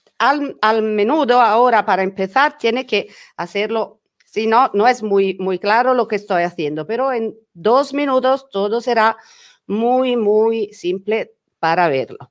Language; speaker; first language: Spanish; non-native, learner; Italian